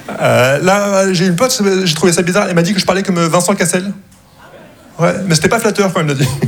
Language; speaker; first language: French; non-native, local second language; Arabic